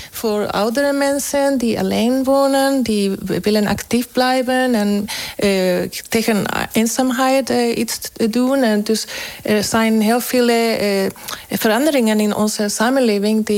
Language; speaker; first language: Dutch; non-native, fluent; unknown